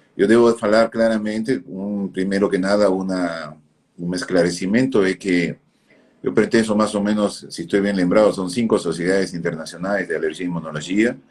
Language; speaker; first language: Portuguese; non-native, fluent; Spanish